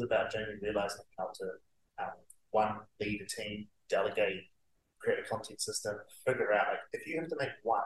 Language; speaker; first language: English; native; English